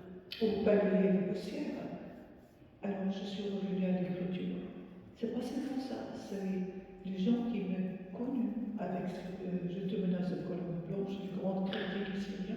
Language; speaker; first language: French; non-native, fluent; Arabic